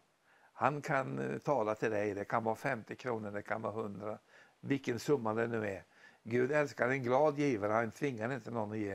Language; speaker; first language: Swedish; native; Swedish